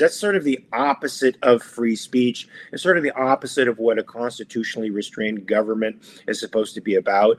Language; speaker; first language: English; native; English